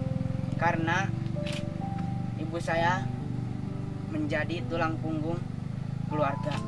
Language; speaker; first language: Indonesian; non-native, local second language; Javanese